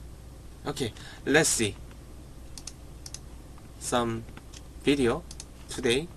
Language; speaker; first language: English; non-native, learner; Korean